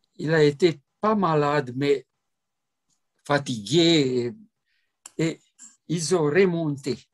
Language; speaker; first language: French; non-native, fluent; Romanian